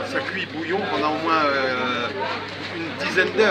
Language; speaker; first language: French; native; French